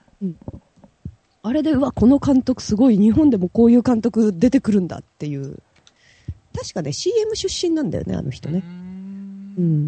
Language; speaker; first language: Japanese; native; Japanese